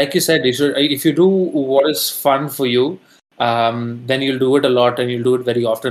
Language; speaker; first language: English; non-native, local second language; Tamil